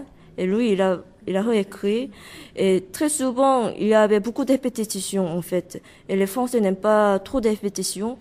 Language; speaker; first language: French; non-native, learner; Korean